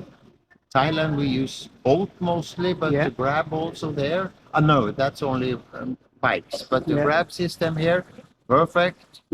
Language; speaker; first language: English; non-native, fluent; Norwegian